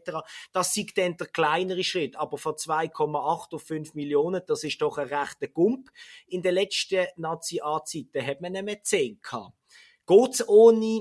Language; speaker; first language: German; native; German